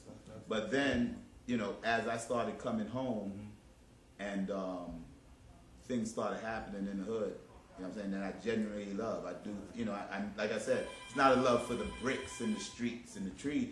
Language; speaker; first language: English; native; English